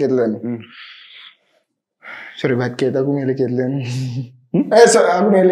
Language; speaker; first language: Indonesian; native; Indonesian